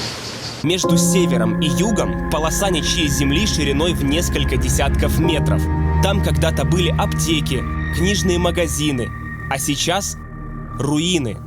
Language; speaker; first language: Russian; native; Russian